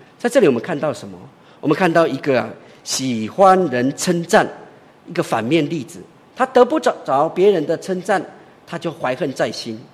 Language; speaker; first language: Chinese; native; Chinese